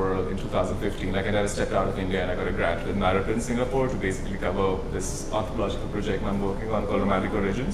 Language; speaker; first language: English; non-native, local second language; Hindi